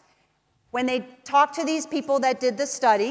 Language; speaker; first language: English; native; English